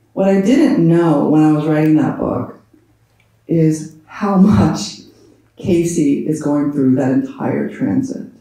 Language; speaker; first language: English; native; English